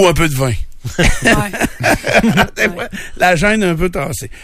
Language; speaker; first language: French; native; French